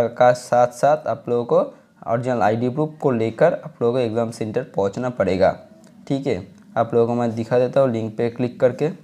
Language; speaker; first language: Hindi; non-native, local second language; Bangla